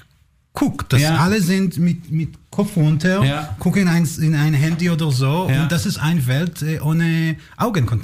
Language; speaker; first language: German; non-native, learner; Hebrew